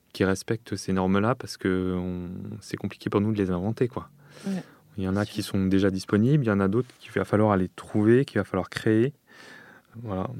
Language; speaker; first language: French; native; French